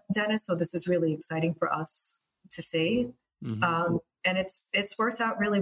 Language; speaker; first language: English; early bilingual, other home language; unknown